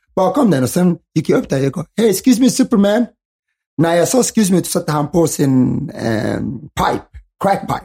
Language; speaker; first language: Swedish; early bilingual, other home language; Somali